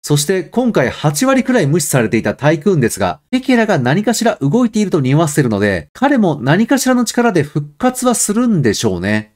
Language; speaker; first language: Japanese; native; Japanese